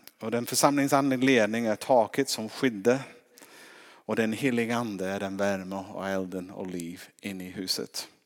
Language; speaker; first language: Swedish; non-native, fluent; English